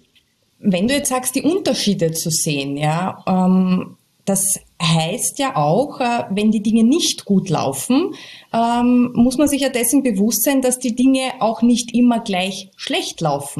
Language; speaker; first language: German; native; German